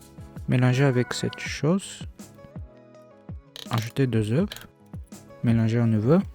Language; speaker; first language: French; non-native, learner; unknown